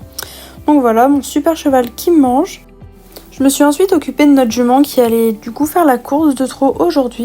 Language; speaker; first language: French; native; French